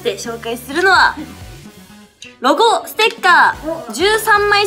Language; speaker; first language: Japanese; native; Japanese